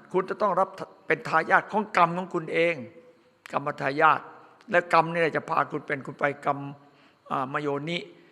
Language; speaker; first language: Thai; native; Thai